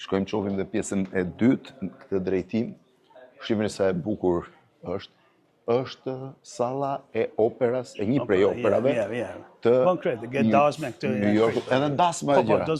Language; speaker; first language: Albanian; native; Albanian